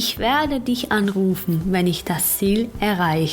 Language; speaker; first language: German; non-native, fluent; Ukrainian